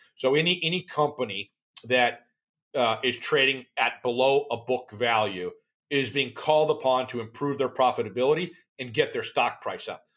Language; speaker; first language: English; native; English